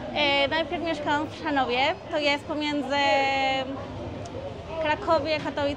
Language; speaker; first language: Polish; non-native, learner; Spanish